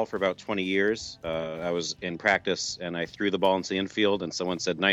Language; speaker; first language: English; native; English